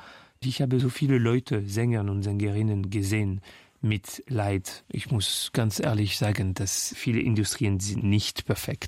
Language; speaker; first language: German; non-native, local second language; French